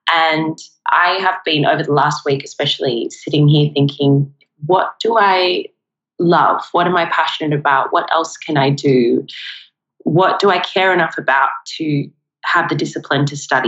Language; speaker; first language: English; native; English